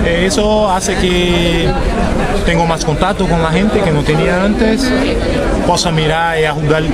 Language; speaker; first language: Spanish; non-native, learner; Portuguese